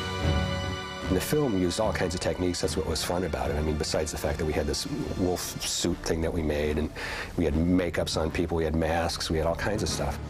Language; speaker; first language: English; native; English